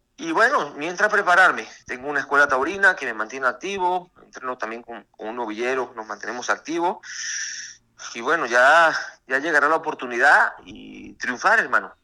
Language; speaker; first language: Spanish; native; Spanish